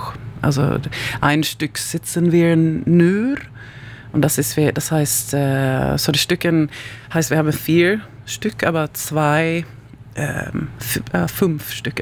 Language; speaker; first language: German; non-native, learner; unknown